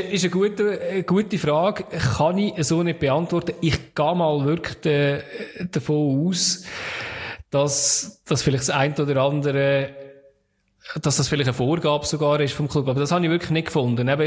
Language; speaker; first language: German; native; German